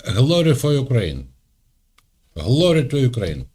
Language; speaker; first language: English; non-native, learner; Ukrainian